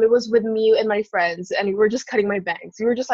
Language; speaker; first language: English; non-native, local second language; Filipino